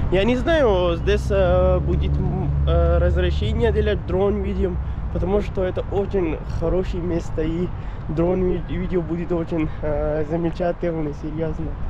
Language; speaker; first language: Russian; non-native, learner; Urdu